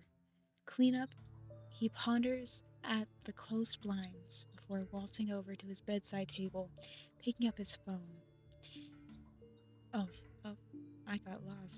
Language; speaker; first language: English; native; English